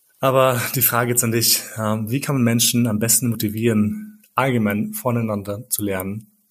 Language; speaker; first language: German; early bilingual, other home language; Albanian